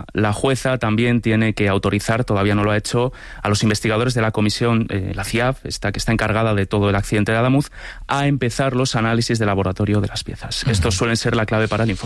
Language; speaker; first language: Spanish; native; Spanish